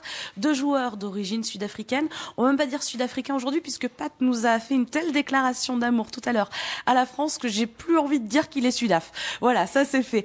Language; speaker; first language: French; native; French